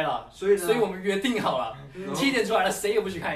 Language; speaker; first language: Chinese; native; Chinese